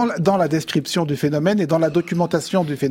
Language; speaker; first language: French; native; French